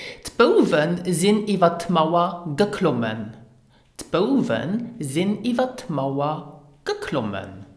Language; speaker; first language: German; non-native, learner; English